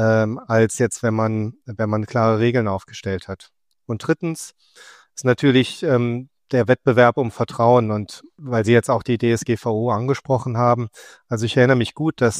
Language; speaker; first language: German; native; German